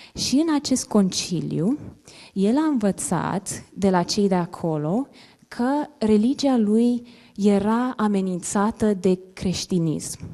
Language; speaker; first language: Romanian; non-native, learner; English